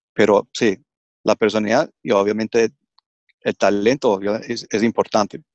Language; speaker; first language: Spanish; early bilingual, heritage; English